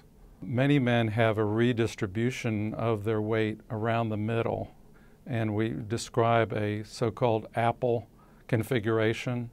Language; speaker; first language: English; native; English